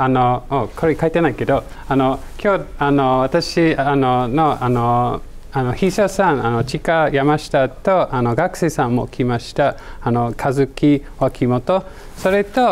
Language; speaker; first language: Japanese; non-native, learner; English